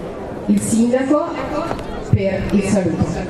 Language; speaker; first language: Italian; native; Italian